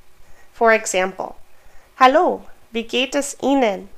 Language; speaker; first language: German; non-native, fluent; English